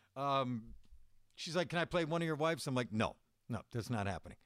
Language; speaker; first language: English; native; English